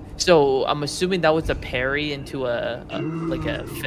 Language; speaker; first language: English; native; English